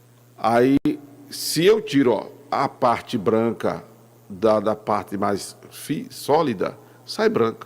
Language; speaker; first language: Portuguese; native; Portuguese